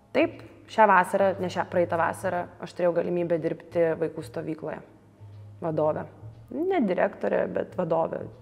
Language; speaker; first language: Lithuanian; early bilingual, other home language; Russian